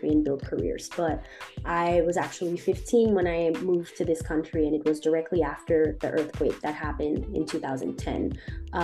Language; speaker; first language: English; non-native, fluent; Haitian Creole